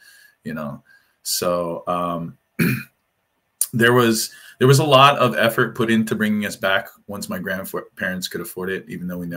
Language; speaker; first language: English; native; English